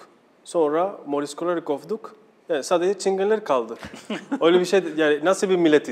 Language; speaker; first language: Turkish; non-native, fluent; Spanish